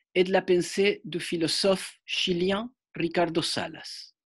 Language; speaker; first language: French; non-native, fluent; Spanish